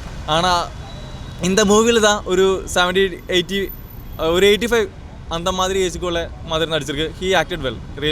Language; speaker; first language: Tamil; non-native, local second language; Malayalam